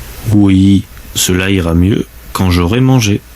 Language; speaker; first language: French; native; French